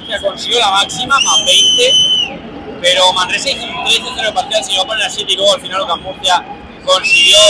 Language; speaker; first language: Spanish; native; Spanish